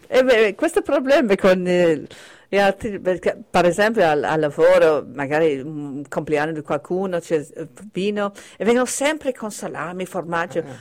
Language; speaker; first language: Italian; non-native, fluent; English